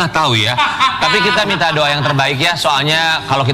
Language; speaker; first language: Indonesian; native; Indonesian